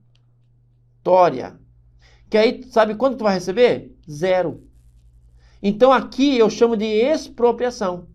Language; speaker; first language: Portuguese; native; Portuguese